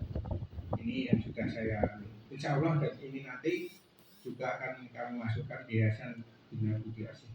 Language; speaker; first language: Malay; non-native, local second language; Javanese